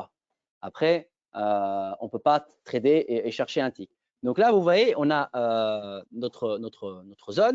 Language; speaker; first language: French; native; French